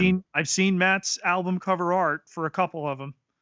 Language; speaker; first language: English; native; English